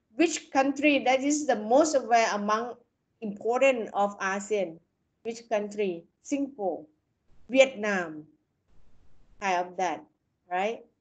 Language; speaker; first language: English; non-native, fluent; Thai